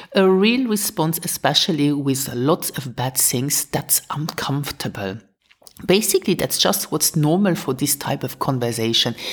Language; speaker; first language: English; non-native, fluent; Luxembourgish